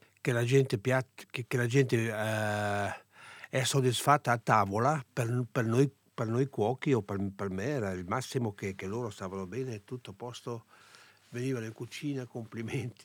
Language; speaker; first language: Italian; non-native, local second language; German